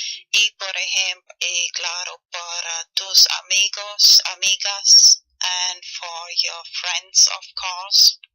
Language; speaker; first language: Spanish; non-native, fluent; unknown